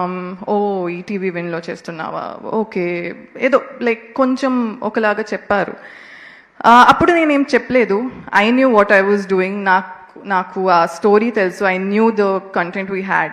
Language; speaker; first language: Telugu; non-native, local second language; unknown